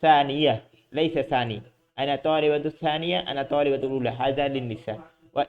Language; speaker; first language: Arabic; non-native, fluent; Bangla